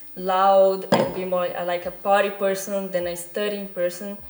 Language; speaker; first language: English; non-native, fluent; Portuguese